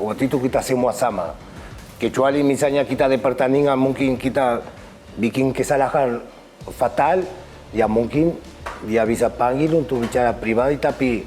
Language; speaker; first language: Indonesian; non-native, fluent; Spanish